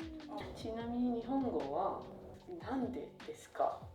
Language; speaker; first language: Japanese; non-native, fluent; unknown